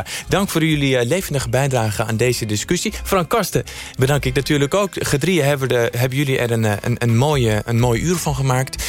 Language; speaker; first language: Dutch; native; Dutch